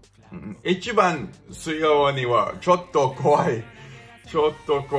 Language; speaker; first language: Japanese; non-native, learner; English